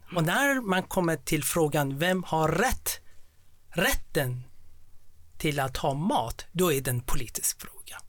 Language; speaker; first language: Swedish; non-native, fluent; Persian